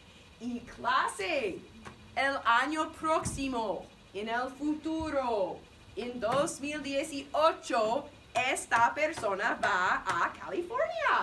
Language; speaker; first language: Spanish; non-native, fluent; English